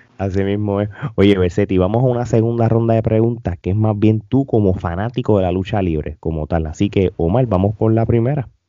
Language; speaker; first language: Spanish; native; Spanish